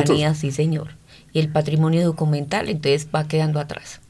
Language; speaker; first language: Spanish; native; Spanish